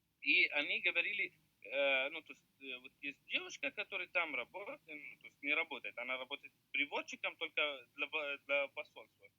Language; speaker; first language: Russian; non-native, learner; Arabic